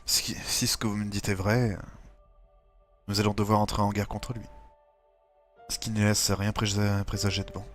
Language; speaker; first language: French; native; French